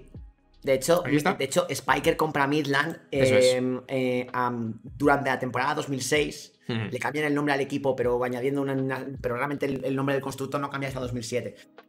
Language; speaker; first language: Spanish; native; Spanish